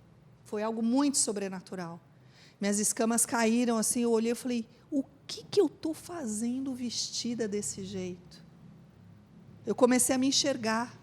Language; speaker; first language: Portuguese; native; Portuguese